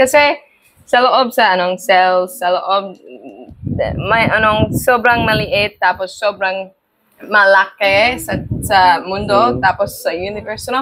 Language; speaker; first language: Filipino; non-native, learner; English